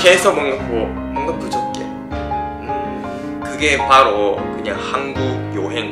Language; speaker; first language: Korean; non-native, fluent; Japanese